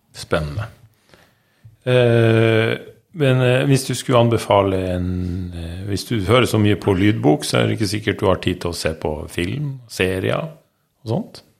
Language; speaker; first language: Norwegian; native; Norwegian